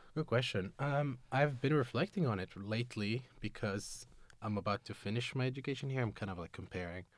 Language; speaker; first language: English; non-native, fluent; Arabic